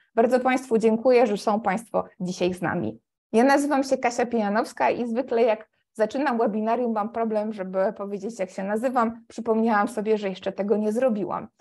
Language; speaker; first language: Polish; native; Polish